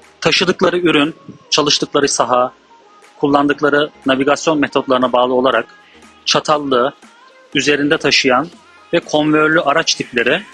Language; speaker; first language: Turkish; native; Turkish